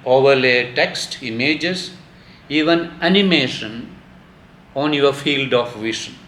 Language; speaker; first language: English; non-native, local second language; Malayalam